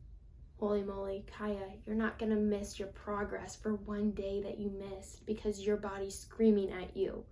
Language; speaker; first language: English; native; English